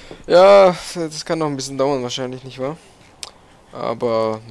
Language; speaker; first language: German; native; German